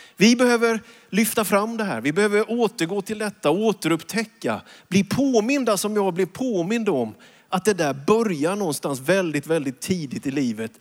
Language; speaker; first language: Swedish; native; Swedish